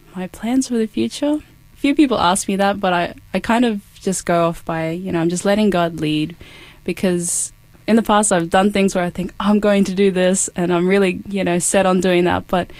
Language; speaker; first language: English; native; English